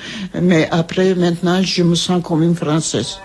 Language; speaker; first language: French; non-native, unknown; Armenian